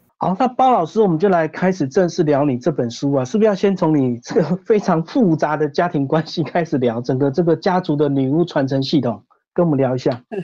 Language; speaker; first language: Chinese; native; Chinese